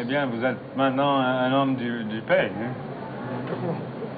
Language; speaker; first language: French; non-native, fluent; English